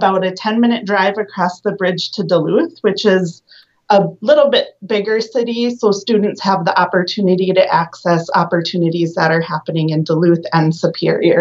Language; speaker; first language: English; native; English